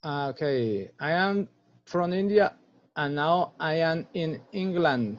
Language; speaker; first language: English; non-native, fluent; Spanish